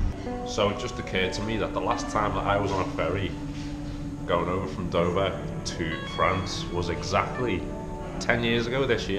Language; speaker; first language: English; native; English